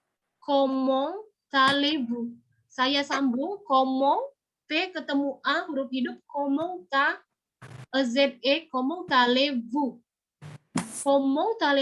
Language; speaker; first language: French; non-native, fluent; Indonesian